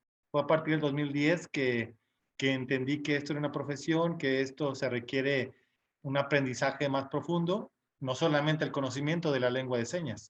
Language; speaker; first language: Spanish; native; Spanish